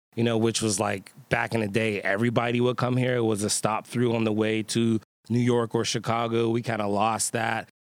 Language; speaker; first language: English; native; English